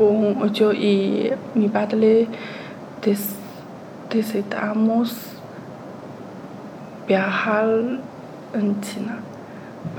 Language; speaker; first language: Spanish; non-native, learner; Chinese